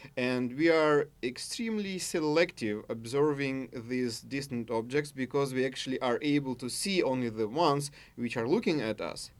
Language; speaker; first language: English; non-native, fluent; Russian